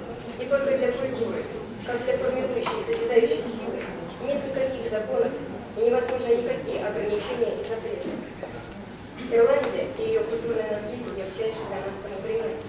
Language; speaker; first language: Russian; native; Russian